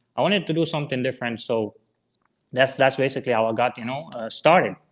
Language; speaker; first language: English; non-native, fluent; Arabic